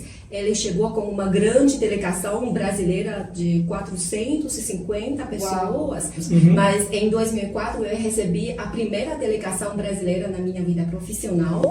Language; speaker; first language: Portuguese; non-native, fluent; Chinese